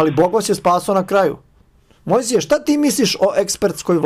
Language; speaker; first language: Bosnian; native; Bosnian